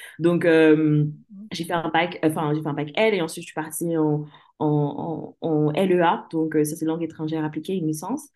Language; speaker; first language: French; early bilingual, other home language; English